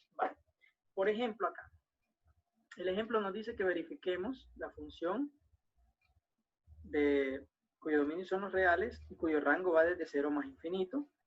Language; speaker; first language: Spanish; native; Spanish